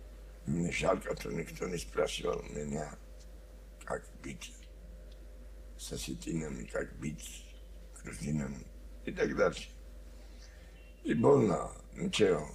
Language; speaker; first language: Russian; non-native, learner; Georgian